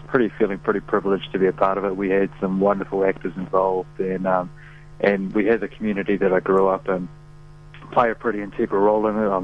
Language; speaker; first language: English; native; English